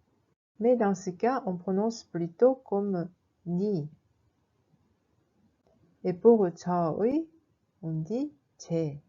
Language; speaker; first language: French; non-native, fluent; Korean